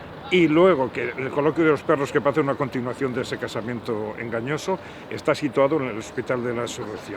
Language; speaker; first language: Spanish; native; Spanish